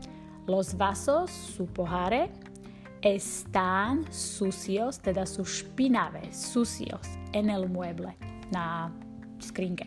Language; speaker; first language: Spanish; non-native, fluent; Slovak